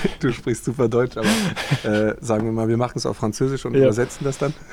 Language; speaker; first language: German; native; German